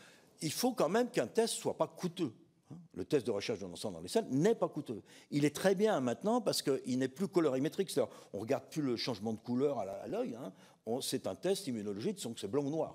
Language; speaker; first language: French; native; French